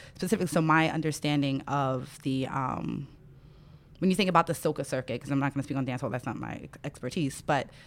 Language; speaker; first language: English; native; English